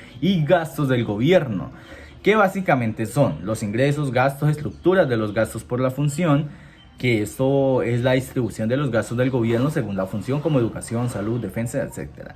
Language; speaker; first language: Spanish; native; Spanish